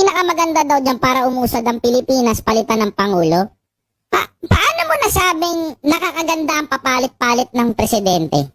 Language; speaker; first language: Filipino; native; Filipino